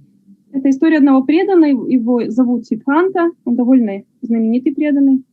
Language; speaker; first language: Russian; native; Russian